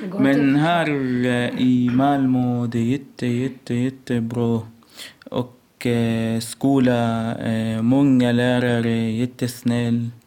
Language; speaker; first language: Swedish; non-native, learner; Arabic